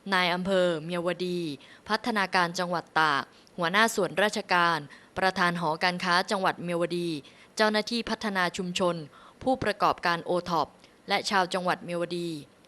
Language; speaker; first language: Thai; native; Thai